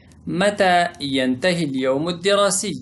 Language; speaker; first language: Arabic; non-native, fluent; Pashto